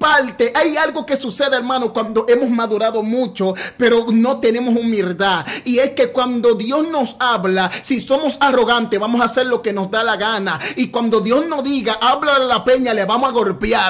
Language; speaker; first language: Spanish; native; Spanish